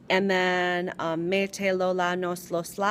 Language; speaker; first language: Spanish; non-native, fluent; English